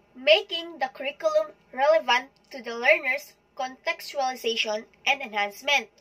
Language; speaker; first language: English; non-native, local second language; Filipino